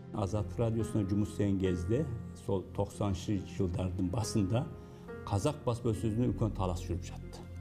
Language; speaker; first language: Kazakh; early bilingual, heritage; Kazakh